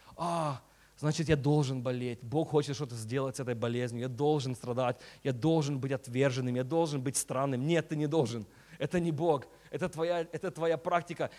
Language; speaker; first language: Russian; early bilingual, heritage; Russian